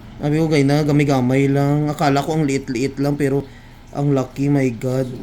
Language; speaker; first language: Filipino; non-native, local second language; Cebuano